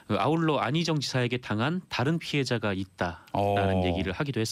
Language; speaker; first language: Korean; native; Korean